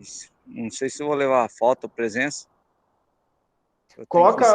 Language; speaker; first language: Portuguese; native; Portuguese